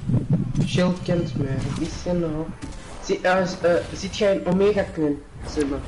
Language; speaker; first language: Dutch; native; Dutch